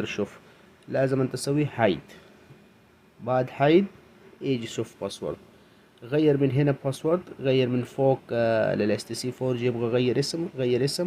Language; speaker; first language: Arabic; non-native, learner; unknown